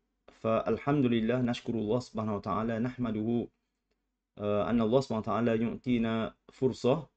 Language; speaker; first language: Arabic; non-native, fluent; Malay